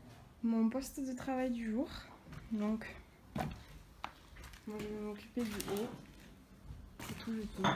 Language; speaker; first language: French; native; French